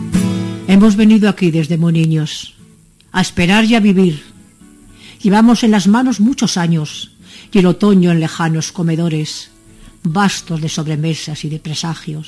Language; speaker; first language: Spanish; native; Spanish